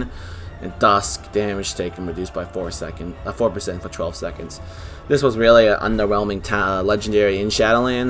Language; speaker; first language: English; native; English